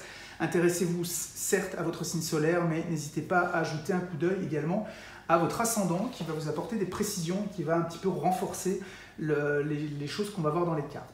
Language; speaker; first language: French; native; French